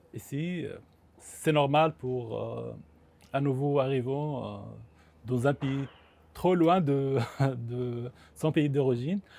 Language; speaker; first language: French; non-native, local second language; Arabic